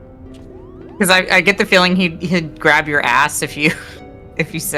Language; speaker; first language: English; native; English